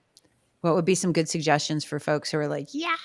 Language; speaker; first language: English; native; English